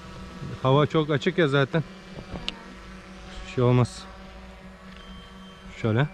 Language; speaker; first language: Turkish; native; Turkish